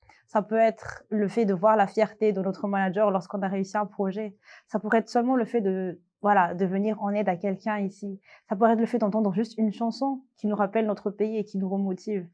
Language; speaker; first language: French; non-native, local second language; Malagasy